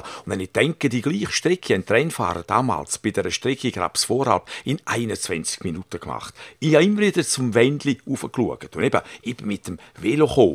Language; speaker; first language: German; native; German